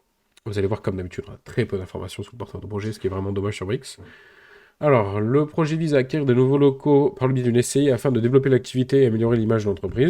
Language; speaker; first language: French; native; French